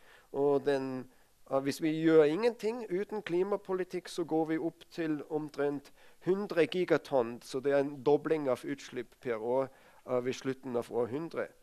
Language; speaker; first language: Norwegian; non-native, fluent; German